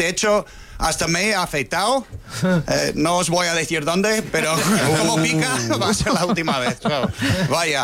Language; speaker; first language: Spanish; non-native, fluent; English